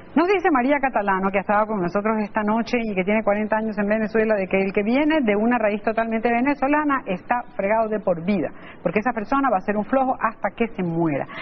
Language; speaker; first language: Spanish; native; Spanish